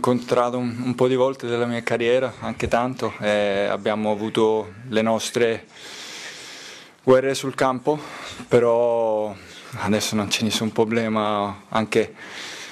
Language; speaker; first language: Italian; non-native, learner; Danish